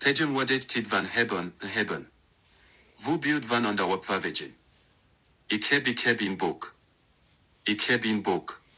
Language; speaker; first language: Dutch; non-native, learner; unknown